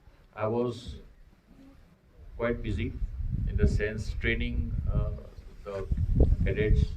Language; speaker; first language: English; non-native, local second language; Hindi